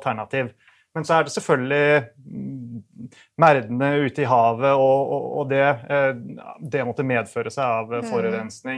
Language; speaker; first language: Norwegian; native; Norwegian